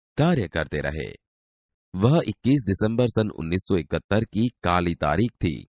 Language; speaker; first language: Hindi; non-native, local second language; Gujarati